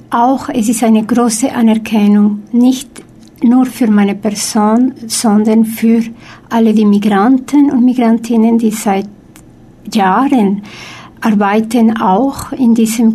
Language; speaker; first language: German; non-native, fluent; Spanish